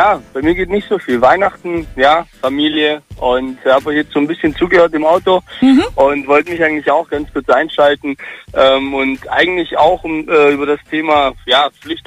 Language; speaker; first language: German; early bilingual, other home language; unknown